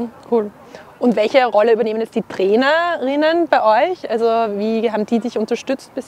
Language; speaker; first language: German; native; German